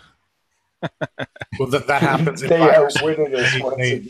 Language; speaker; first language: English; native; English